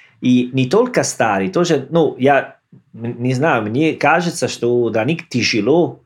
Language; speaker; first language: Russian; non-native, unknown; Italian